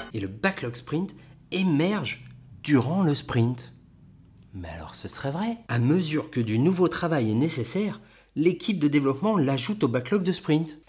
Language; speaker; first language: French; native; French